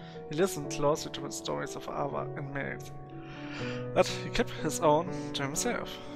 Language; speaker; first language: English; non-native, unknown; German